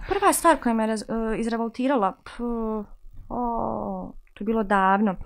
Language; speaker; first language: Bosnian; native; Bosnian